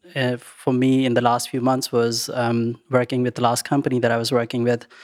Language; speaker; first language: English; non-native, local second language; Urdu